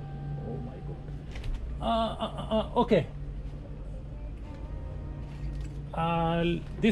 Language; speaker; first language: English; non-native, learner; Urdu